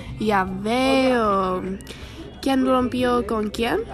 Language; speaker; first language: Spanish; non-native, learner; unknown